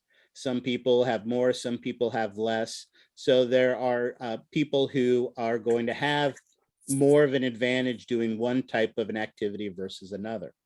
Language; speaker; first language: English; native; English